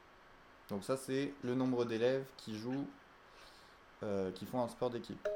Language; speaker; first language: French; native; French